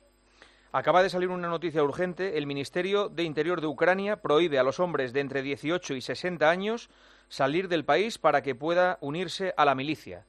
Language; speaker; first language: Spanish; native; Spanish